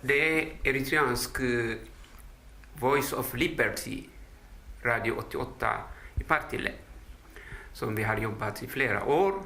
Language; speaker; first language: Swedish; non-native, fluent; Tigrinya